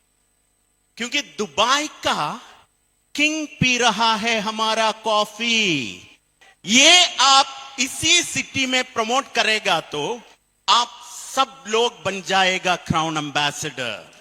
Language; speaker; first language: Hindi; non-native, local second language; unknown